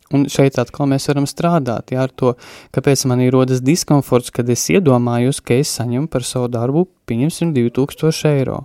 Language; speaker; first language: Latvian; native; Latvian